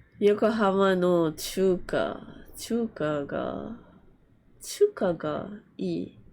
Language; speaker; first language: Japanese; non-native, learner; English